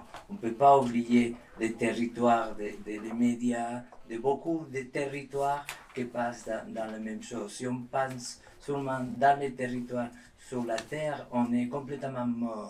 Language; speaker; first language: French; non-native, learner; Spanish